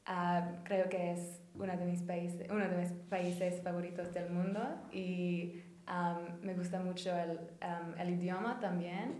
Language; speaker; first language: Spanish; non-native, fluent; English